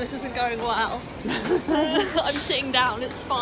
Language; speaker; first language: English; native; English